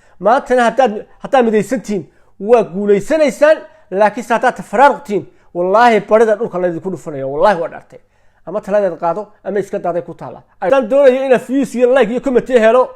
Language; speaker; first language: Somali; native; Somali